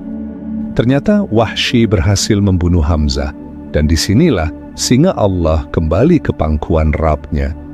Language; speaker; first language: Indonesian; native; Indonesian